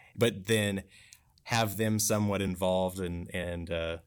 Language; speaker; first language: English; native; English